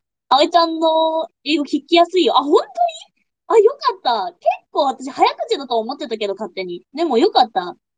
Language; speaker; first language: Japanese; non-native, fluent; English